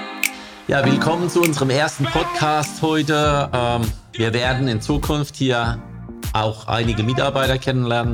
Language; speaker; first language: German; native; German